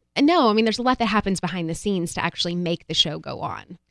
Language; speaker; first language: English; native; English